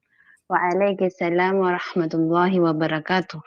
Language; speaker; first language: Arabic; non-native, learner; Filipino